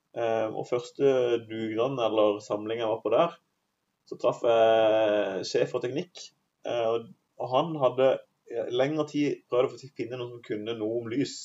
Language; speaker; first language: Norwegian; native; Norwegian